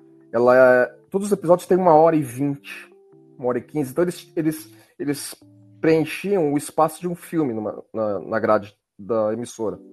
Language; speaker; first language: Portuguese; native; Portuguese